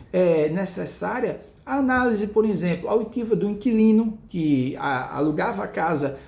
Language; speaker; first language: Portuguese; native; Portuguese